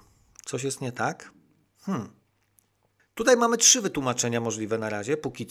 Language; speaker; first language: Polish; native; Polish